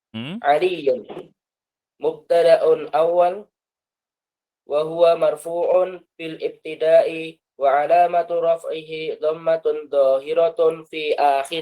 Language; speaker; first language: Arabic; non-native, learner; Indonesian